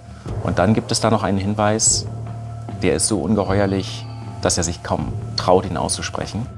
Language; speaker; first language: German; native; German